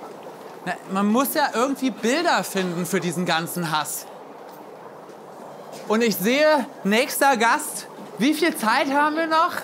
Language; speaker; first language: German; native; German